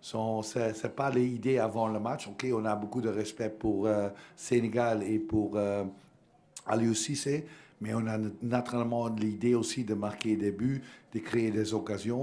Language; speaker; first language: French; non-native, learner; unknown